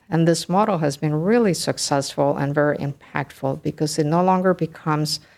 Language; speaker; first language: English; early bilingual, other home language; Spanish